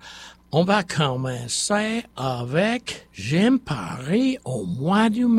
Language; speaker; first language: French; non-native, learner; English